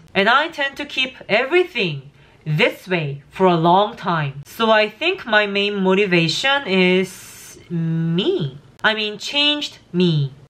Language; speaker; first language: English; non-native, fluent; Korean